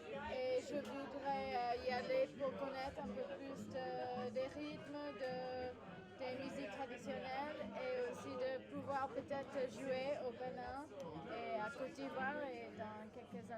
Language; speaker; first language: French; non-native, fluent; English